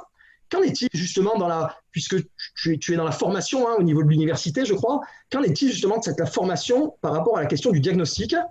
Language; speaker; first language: French; native; French